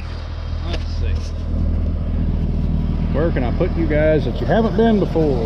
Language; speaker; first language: English; native; English